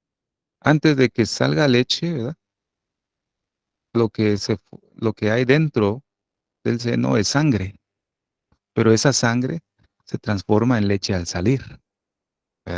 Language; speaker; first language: Spanish; native; Spanish